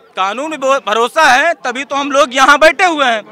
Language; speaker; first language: Hindi; native; Hindi